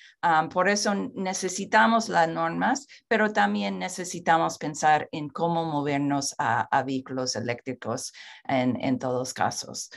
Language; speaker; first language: Spanish; non-native, fluent; English